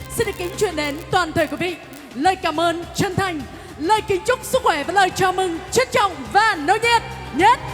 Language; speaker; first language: Vietnamese; non-native, local second language; Jarai